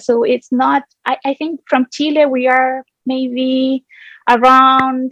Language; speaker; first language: English; non-native, fluent; Spanish